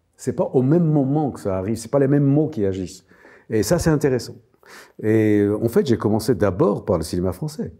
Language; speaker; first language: French; non-native, fluent; Armenian